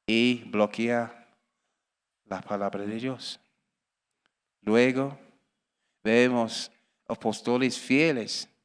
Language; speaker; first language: Spanish; non-native, learner; English